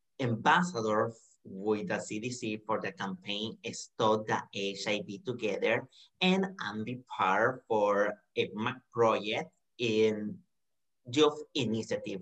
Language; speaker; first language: English; non-native, learner; Spanish